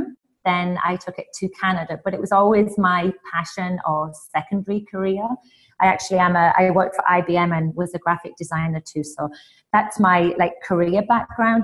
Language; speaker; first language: English; native; English